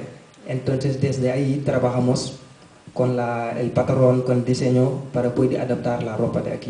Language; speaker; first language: Spanish; non-native, learner; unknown